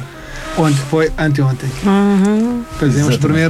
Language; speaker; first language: Portuguese; non-native, fluent; Arabic